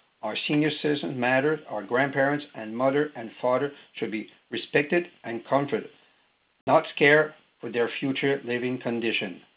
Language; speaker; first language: English; non-native, fluent; French